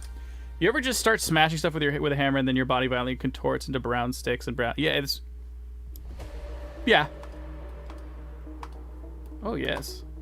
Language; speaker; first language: English; native; English